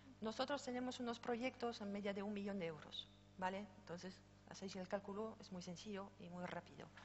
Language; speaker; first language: Spanish; non-native, fluent; French